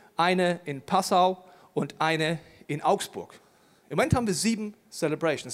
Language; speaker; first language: German; native; German